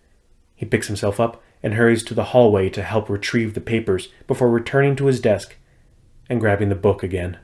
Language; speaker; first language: English; native; English